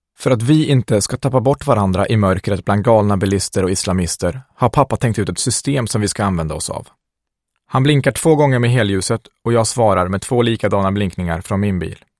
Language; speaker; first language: Swedish; early bilingual, other home language; Kurdish